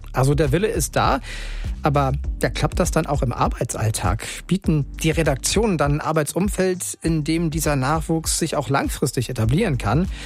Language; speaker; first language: German; native; German